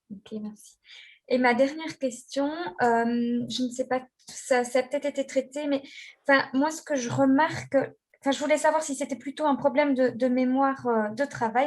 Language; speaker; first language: French; native; French